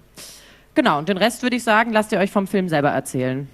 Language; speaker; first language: German; native; German